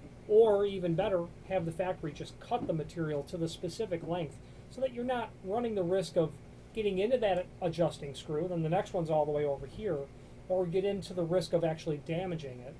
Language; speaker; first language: English; native; English